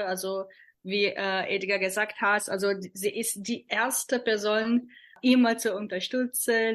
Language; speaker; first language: German; non-native, fluent; Portuguese